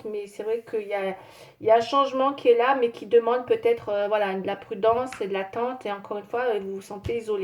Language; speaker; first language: French; native; French